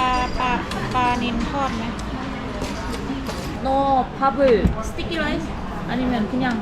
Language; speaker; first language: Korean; non-native, learner; Thai